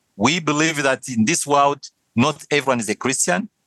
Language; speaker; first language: English; non-native, fluent; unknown